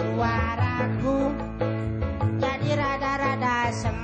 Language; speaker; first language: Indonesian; non-native, local second language; Sundanese